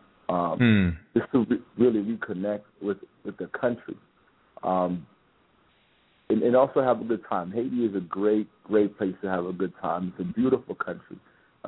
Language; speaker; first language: English; non-native, fluent; Haitian Creole